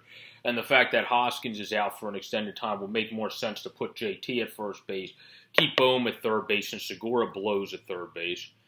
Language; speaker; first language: English; native; English